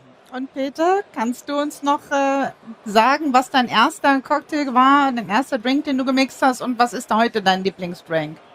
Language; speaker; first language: German; native; German